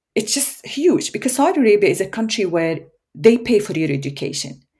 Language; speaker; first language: English; non-native, fluent; Arabic